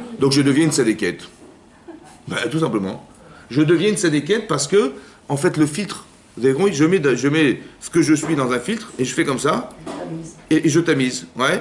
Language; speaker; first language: French; native; French